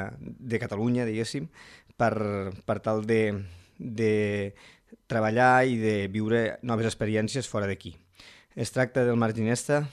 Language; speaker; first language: Catalan; native; Catalan